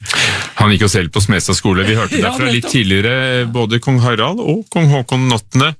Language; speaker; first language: Norwegian; native; Norwegian